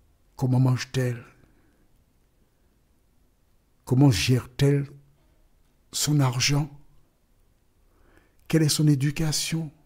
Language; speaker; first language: French; native; French